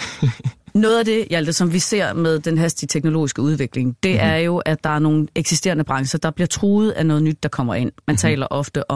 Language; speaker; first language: Danish; native; Danish